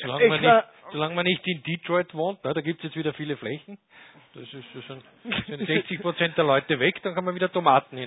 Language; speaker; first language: German; native; German